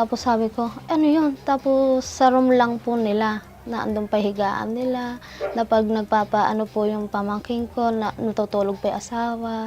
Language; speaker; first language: Filipino; native; Filipino